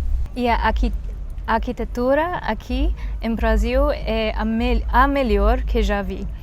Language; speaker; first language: Portuguese; non-native, learner; Chinese